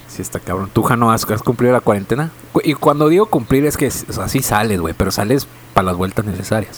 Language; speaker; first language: Spanish; native; Spanish